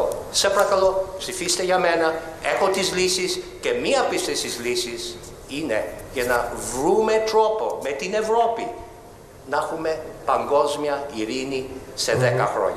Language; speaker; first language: Greek; early bilingual, heritage; Greek